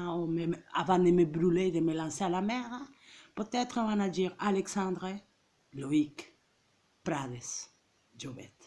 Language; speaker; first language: French; non-native, fluent; Catalan